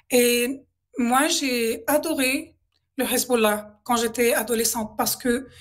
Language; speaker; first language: French; non-native, local second language; Arabic